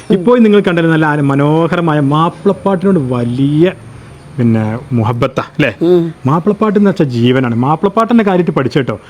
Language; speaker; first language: Malayalam; native; Malayalam